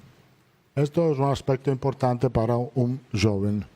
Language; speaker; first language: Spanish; non-native, fluent; Italian